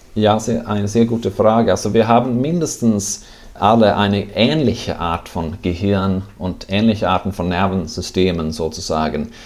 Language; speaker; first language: German; non-native, fluent; Swedish